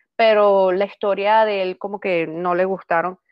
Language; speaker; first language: Spanish; native; Spanish